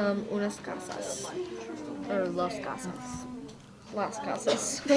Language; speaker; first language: Spanish; non-native, learner; English